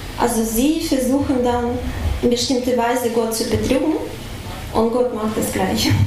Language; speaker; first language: German; non-native, fluent; Russian